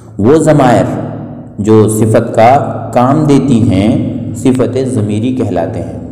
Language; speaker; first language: Urdu; native; Urdu